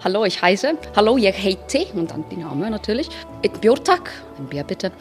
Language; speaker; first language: German; non-native, learner; Icelandic